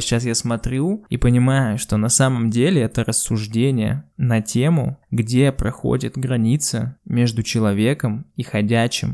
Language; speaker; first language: Russian; native; Russian